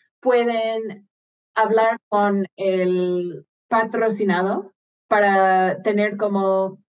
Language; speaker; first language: Spanish; non-native, fluent; English